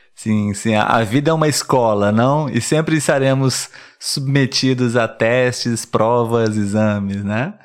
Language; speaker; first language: Portuguese; native; Portuguese